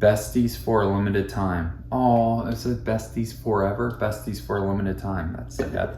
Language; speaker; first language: English; native; English